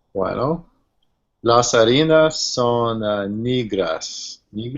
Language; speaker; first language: Spanish; non-native, learner; English